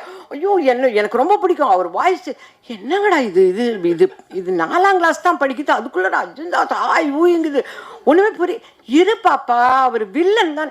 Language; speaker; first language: Tamil; native; Tamil